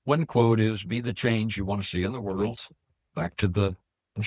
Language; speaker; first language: English; native; English